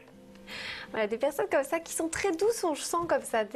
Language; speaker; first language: French; native; French